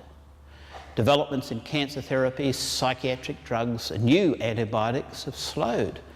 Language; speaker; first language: English; native; English